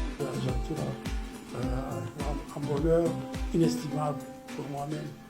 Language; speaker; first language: French; non-native, fluent; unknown